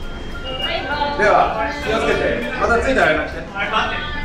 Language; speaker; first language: Japanese; native; Japanese